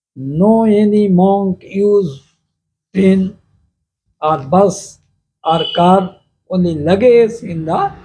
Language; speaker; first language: English; non-native, local second language; Hindi